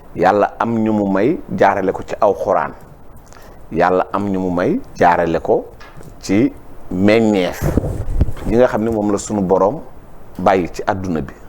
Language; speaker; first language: Wolof; native; Wolof